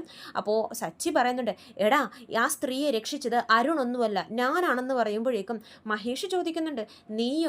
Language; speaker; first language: Malayalam; native; Malayalam